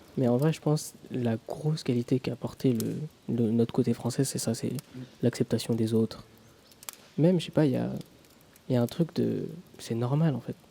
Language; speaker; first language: French; early bilingual, other home language; Tamil